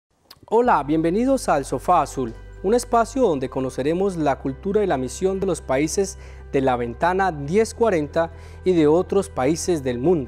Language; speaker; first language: Spanish; native; Spanish